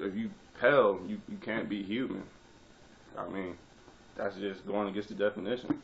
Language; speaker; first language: English; native; English